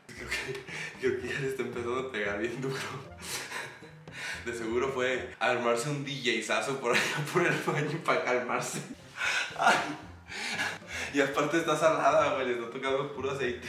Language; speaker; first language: Spanish; native; Spanish